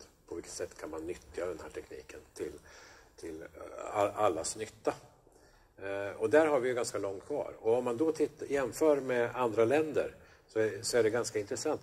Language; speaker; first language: Swedish; native; Swedish